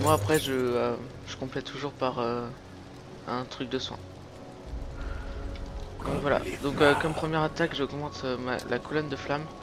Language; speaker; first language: French; native; French